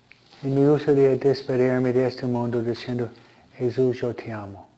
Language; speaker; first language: Spanish; non-native, fluent; Italian